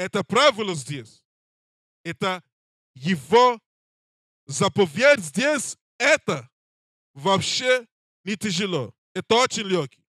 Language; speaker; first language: Russian; non-native, learner; English